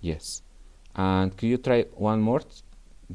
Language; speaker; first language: English; non-native, fluent; Spanish